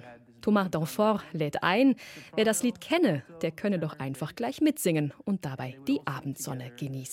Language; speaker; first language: German; native; German